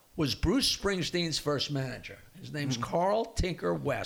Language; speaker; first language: English; native; English